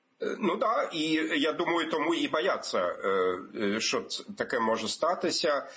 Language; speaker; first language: Ukrainian; non-native, fluent; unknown